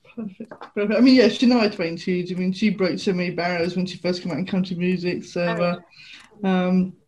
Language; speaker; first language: English; native; English